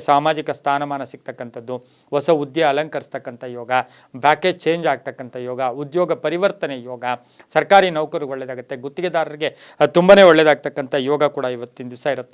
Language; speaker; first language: Kannada; native; Kannada